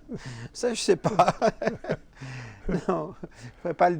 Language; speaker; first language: French; native; French